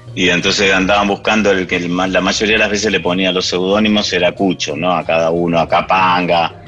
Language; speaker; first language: Spanish; early bilingual, other home language; English